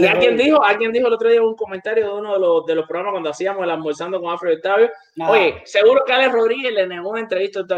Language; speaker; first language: Spanish; native; Spanish